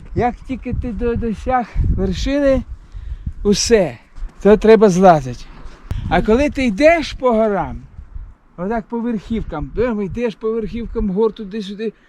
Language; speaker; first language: Ukrainian; non-native, local second language; Russian